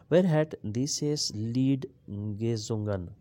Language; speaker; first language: German; non-native, learner; Urdu